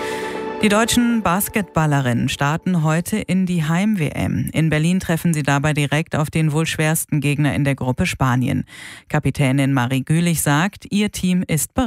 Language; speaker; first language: German; native; German